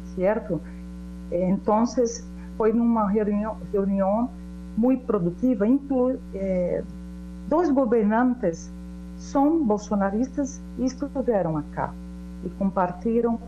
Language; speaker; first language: Spanish; non-native, learner; Portuguese